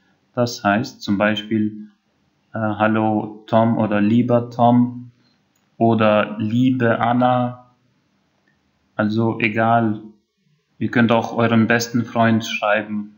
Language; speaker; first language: German; non-native, fluent; Albanian